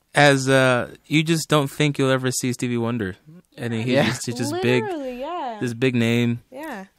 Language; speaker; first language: English; native; English